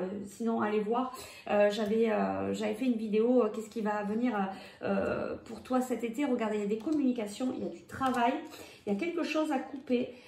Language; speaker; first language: French; native; French